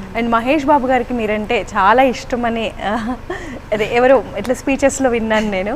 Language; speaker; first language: Telugu; native; Telugu